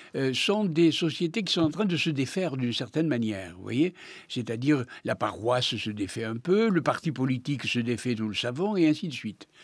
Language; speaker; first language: French; native; French